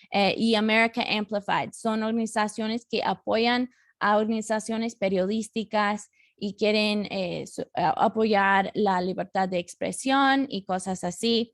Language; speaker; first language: Spanish; non-native, fluent; English